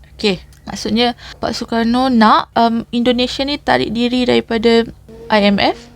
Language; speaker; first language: Malay; native; Malay